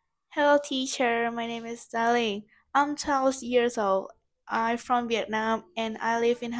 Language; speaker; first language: English; non-native, learner; Vietnamese